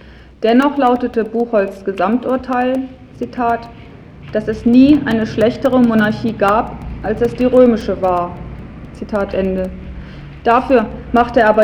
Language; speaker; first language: German; native; German